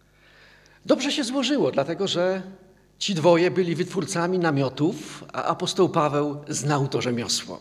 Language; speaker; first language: Polish; native; Polish